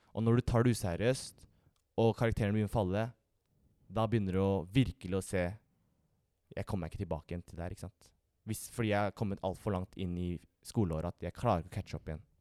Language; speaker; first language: Norwegian; early bilingual, other home language; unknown